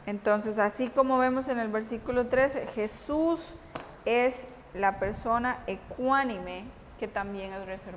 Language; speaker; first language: Spanish; native; Spanish